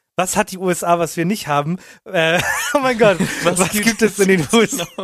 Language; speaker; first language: German; native; German